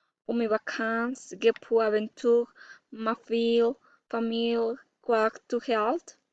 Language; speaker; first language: French; non-native, learner; Spanish